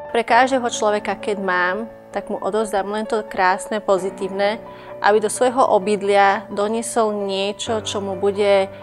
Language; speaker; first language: Slovak; non-native, fluent; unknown